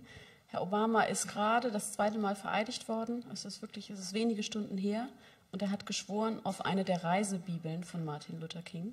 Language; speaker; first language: German; native; German